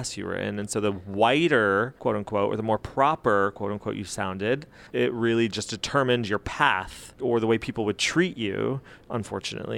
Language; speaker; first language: English; early bilingual, other home language; Spanish